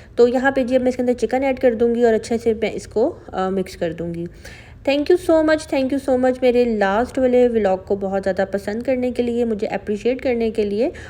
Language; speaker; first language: Urdu; native; Urdu